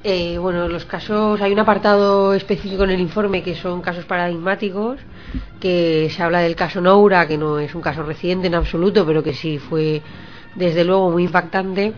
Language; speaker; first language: Spanish; native; Spanish